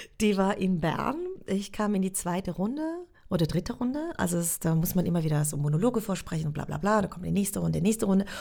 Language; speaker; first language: German; native; German